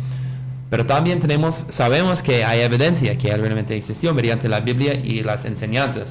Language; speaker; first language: Spanish; non-native, fluent; English